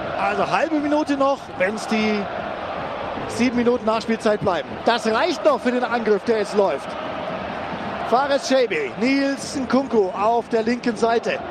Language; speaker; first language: German; native; German